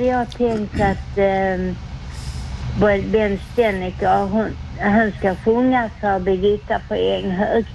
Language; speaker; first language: Swedish; native; Swedish